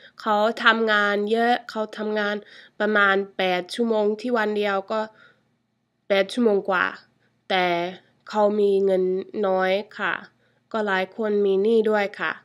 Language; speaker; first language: Thai; early bilingual, heritage; English